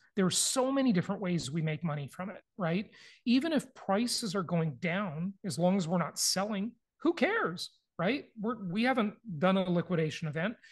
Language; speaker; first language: English; native; English